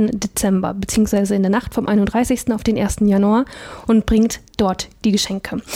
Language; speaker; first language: German; early bilingual, other home language; Russian